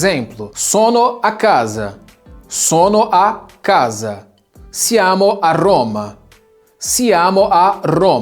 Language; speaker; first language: Italian; non-native, fluent; Portuguese